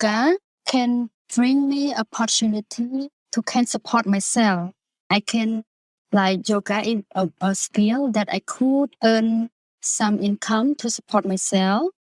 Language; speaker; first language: English; non-native, learner; Khmer